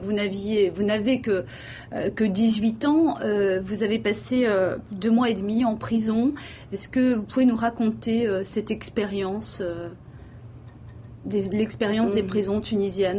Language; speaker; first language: French; native; French